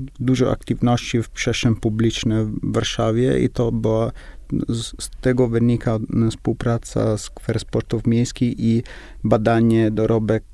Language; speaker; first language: Polish; non-native, learner; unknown